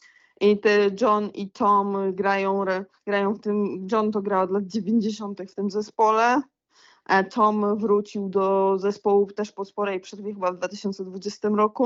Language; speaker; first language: Polish; native; Polish